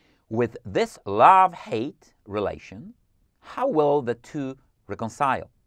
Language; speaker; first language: English; non-native, fluent; Polish